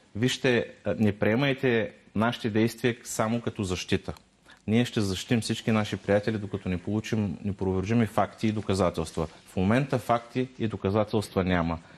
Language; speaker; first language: Bulgarian; non-native, local second language; Turkish